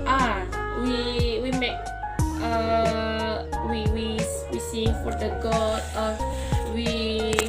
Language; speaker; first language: English; non-native, learner; Indonesian